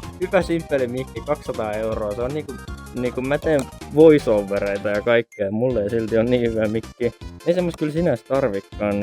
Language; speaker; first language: Finnish; native; Finnish